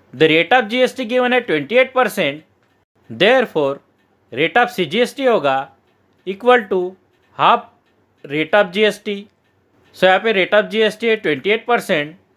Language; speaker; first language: Hindi; non-native, local second language; Marathi